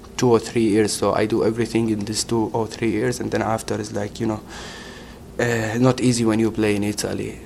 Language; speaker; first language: English; non-native, learner; Arabic